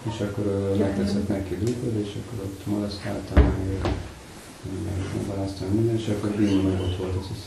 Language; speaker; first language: Hungarian; non-native, learner; English